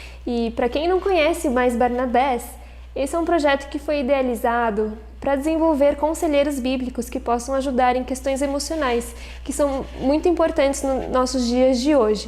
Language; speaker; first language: Portuguese; native; Portuguese